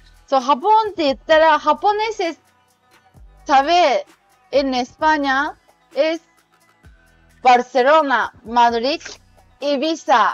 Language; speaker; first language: Spanish; non-native, learner; Japanese